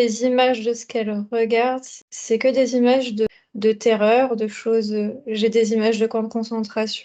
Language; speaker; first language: French; native; French